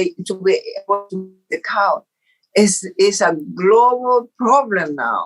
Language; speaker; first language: English; non-native, fluent; Portuguese